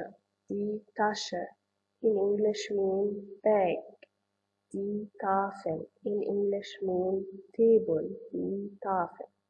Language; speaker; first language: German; non-native, learner; Arabic